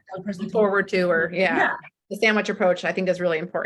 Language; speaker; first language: English; native; English